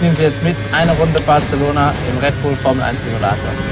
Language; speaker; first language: German; native; German